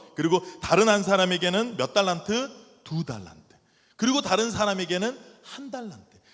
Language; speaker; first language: Korean; native; Korean